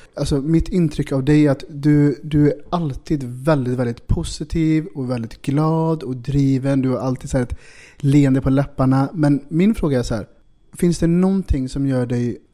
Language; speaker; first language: Swedish; native; Swedish